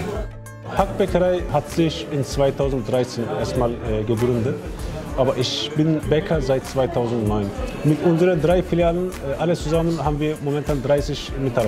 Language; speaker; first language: German; non-native, learner; Turkish